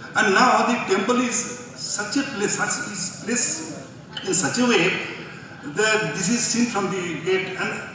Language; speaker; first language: English; non-native, local second language; Bangla